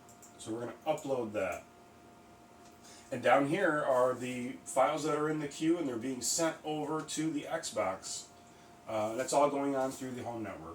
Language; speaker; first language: English; native; English